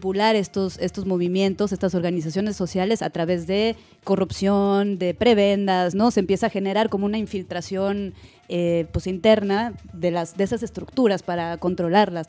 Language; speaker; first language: Spanish; native; Spanish